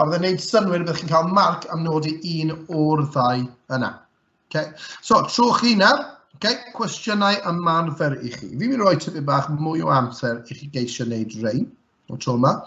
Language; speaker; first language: Welsh; native; Welsh